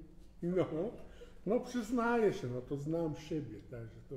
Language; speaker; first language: Polish; non-native, fluent; Italian